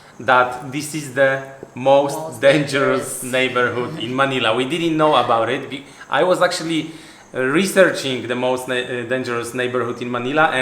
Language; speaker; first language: English; non-native, fluent; Polish